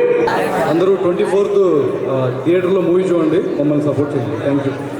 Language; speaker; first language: Telugu; native; Telugu